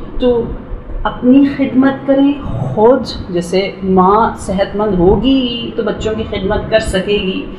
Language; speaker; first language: Urdu; native; Urdu